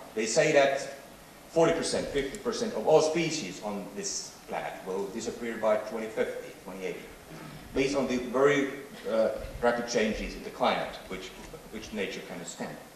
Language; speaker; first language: English; non-native, fluent; Swedish